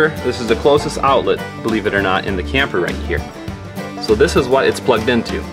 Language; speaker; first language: English; native; English